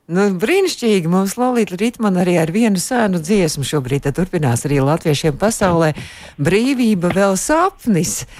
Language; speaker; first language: Latvian; native; Latvian